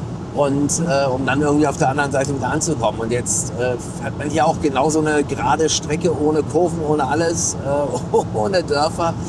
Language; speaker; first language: German; native; German